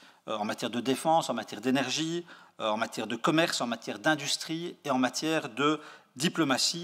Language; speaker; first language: French; native; French